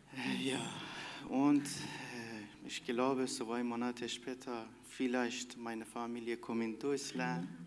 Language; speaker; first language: German; non-native, learner; Persian